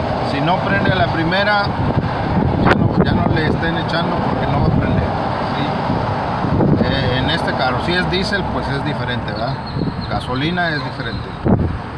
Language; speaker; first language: Spanish; native; Spanish